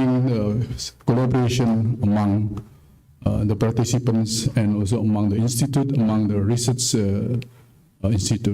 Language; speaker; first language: English; non-native, fluent; Indonesian